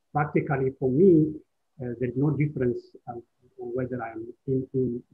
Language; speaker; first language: English; non-native, fluent; Amharic